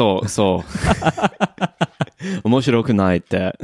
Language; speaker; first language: Japanese; non-native, learner; English